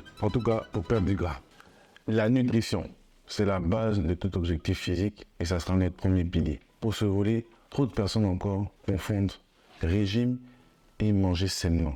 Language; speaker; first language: French; native; French